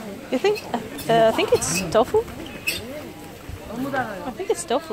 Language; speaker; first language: English; non-native, fluent; Italian